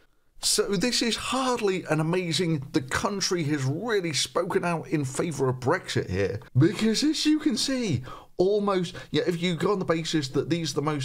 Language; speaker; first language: English; native; English